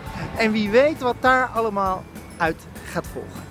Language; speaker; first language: Dutch; native; Dutch